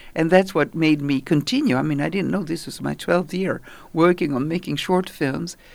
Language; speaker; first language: English; non-native, fluent; Italian